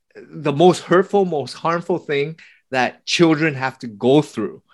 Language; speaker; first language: English; early bilingual, other home language; Vietnamese